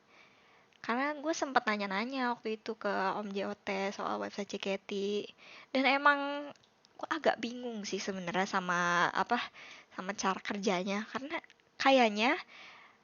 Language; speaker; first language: Indonesian; native; Indonesian